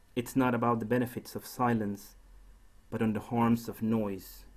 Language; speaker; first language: English; non-native, fluent; Spanish